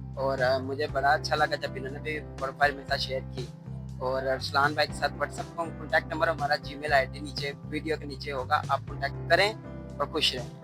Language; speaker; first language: Urdu; non-native, local second language; Punjabi